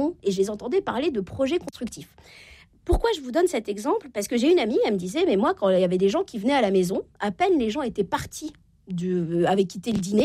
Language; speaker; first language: French; native; French